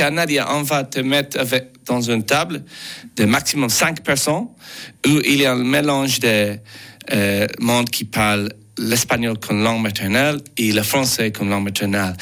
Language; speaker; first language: French; non-native, learner; English